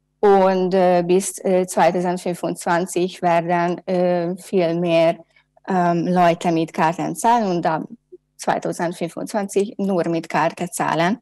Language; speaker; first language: German; non-native, learner; Hungarian